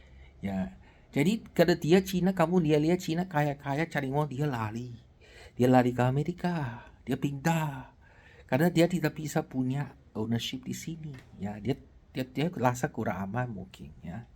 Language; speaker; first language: Indonesian; non-native, fluent; Chinese